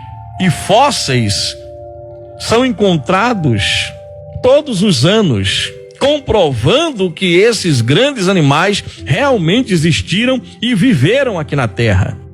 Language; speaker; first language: Portuguese; native; Portuguese